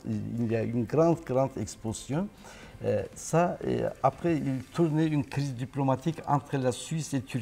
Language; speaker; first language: French; non-native, learner; Turkish